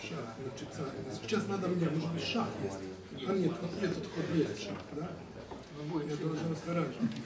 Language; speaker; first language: Russian; non-native, learner; Serbian